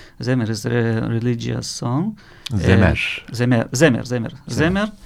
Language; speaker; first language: English; non-native, learner; Russian